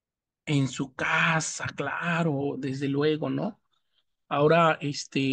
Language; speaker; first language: Spanish; native; Spanish